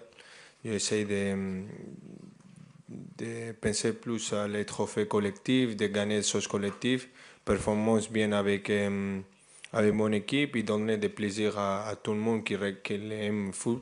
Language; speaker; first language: French; non-native, fluent; Spanish